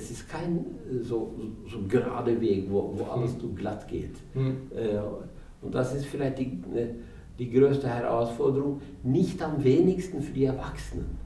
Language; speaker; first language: German; non-native, fluent; Norwegian